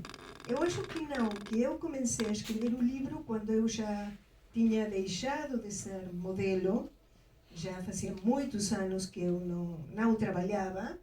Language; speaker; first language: Portuguese; non-native, fluent; Spanish